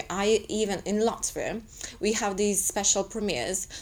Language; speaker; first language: English; non-native, fluent; Latvian